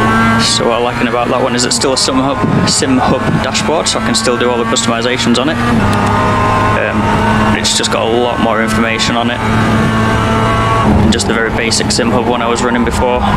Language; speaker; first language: English; native; English